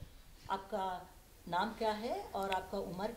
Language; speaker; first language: Hindi; non-native, local second language; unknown